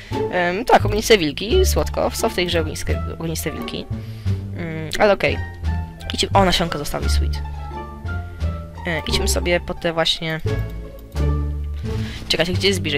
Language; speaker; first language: Polish; native; Polish